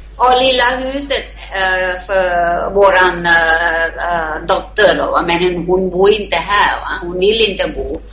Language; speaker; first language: Swedish; non-native, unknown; Thai